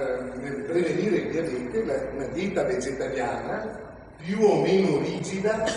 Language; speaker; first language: Italian; native; Italian